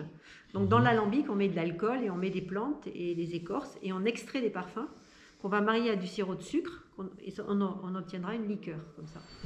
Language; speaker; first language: French; native; French